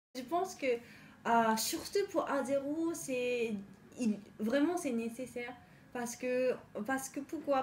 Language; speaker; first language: French; non-native, learner; Japanese